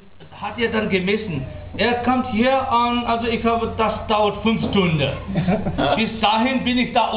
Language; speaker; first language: German; non-native, learner; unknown